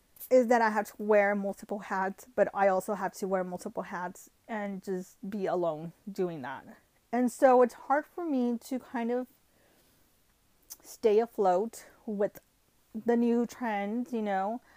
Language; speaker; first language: English; early bilingual, other home language; Spanish